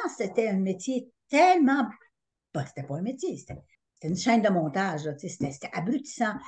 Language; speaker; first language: French; native; French